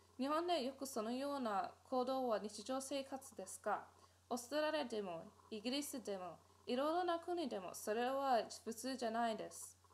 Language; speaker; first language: Japanese; non-native, learner; English